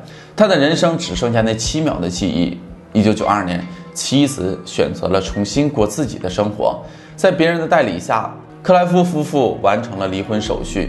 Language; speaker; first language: Chinese; native; Chinese